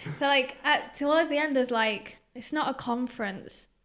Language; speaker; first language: English; early bilingual, other home language; Greek